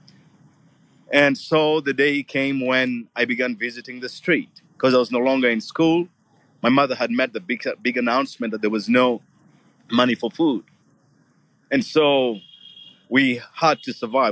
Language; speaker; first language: English; non-native, local second language; Ganda